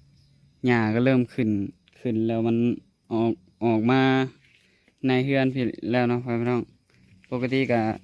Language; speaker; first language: Thai; non-native, local second language; Lao